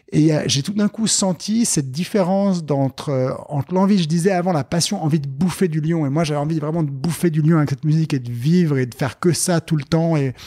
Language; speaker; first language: French; native; French